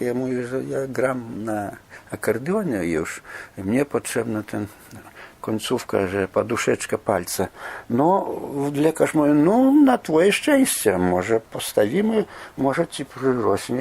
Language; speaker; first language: Polish; non-native, fluent; Belarusian